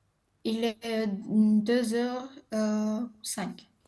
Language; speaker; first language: French; non-native, learner; Romanian